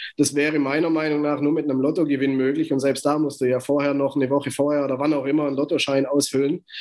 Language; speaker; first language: German; native; German